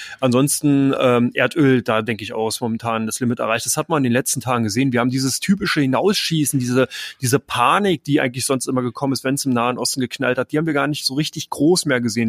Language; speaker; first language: German; native; German